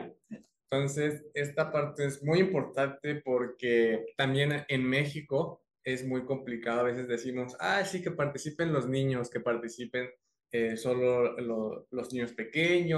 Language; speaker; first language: Spanish; native; Spanish